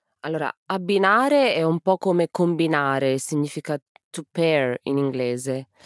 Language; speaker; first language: Italian; native; Italian